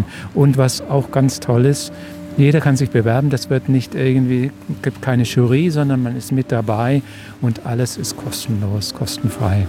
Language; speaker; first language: German; native; German